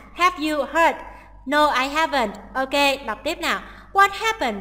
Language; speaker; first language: English; non-native, fluent; Vietnamese